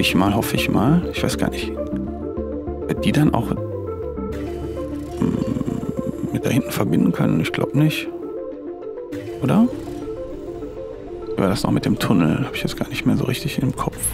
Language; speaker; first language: German; native; German